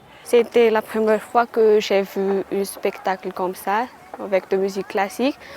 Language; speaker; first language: French; non-native, local second language; Malagasy